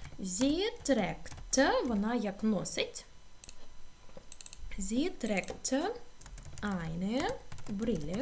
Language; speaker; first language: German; non-native, fluent; Ukrainian